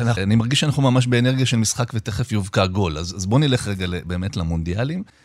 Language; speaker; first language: Hebrew; native; Hebrew